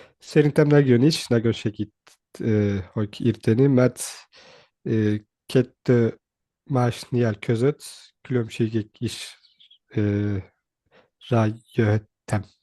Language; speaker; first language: Hungarian; non-native, learner; Turkish